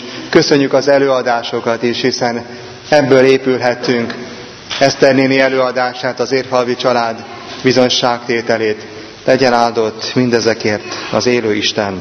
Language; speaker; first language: Hungarian; native; Hungarian